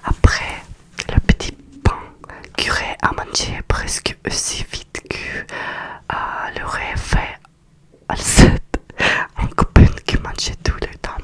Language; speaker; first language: French; non-native, learner; Russian